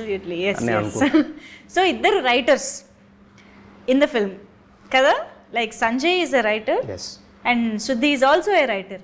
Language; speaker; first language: Telugu; native; Telugu